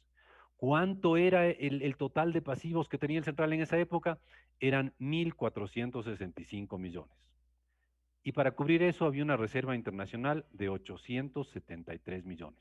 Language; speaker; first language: Spanish; native; Spanish